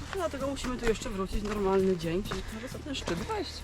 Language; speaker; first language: Polish; native; Polish